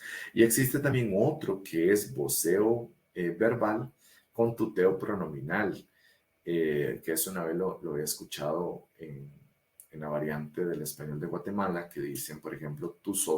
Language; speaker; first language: Spanish; native; Spanish